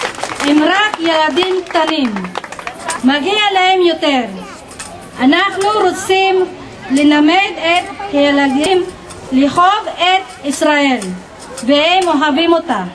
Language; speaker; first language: Hebrew; non-native, learner; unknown